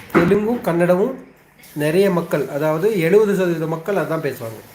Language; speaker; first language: Tamil; non-native, local second language; Telugu